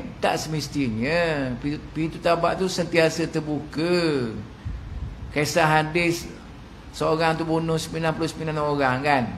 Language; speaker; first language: Malay; native; Malay